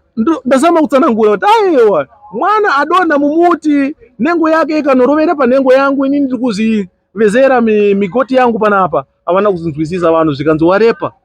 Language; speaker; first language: Shona; non-native, local second language; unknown